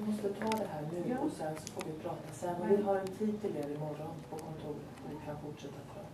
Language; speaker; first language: Swedish; native; Swedish